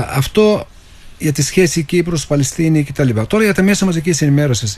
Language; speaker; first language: Greek; non-native, fluent; Arabic